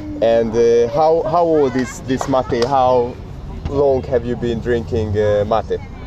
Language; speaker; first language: English; non-native, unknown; Hungarian